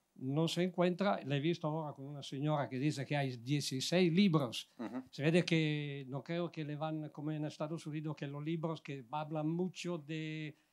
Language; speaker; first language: Spanish; non-native, learner; Italian